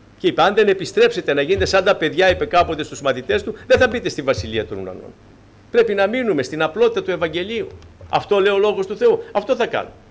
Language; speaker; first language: Greek; native; Greek